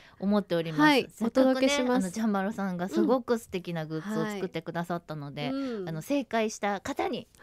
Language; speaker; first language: Japanese; native; Japanese